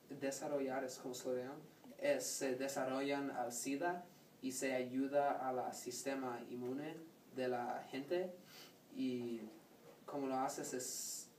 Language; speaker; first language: Spanish; non-native, learner; English